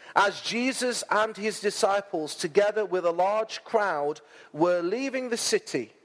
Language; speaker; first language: English; native; English